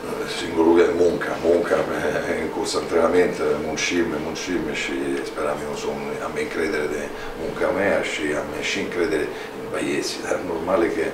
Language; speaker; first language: Romanian; non-native, fluent; Italian